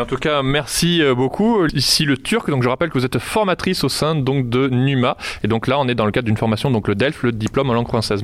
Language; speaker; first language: French; native; French